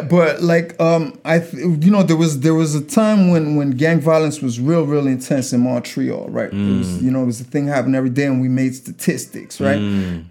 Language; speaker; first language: English; native; English